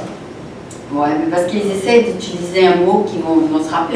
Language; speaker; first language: French; non-native, fluent; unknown